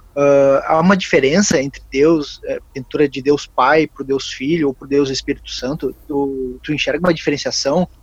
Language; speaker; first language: Portuguese; native; Portuguese